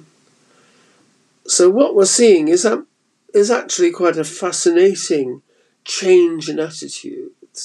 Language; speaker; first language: English; native; English